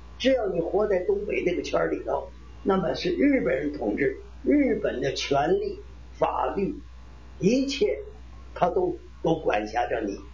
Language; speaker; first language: Chinese; native; Chinese